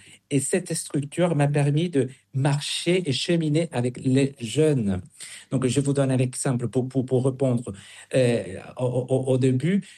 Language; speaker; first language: French; non-native, fluent; Spanish